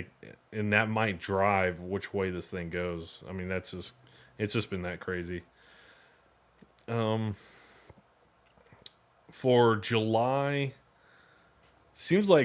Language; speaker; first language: English; native; English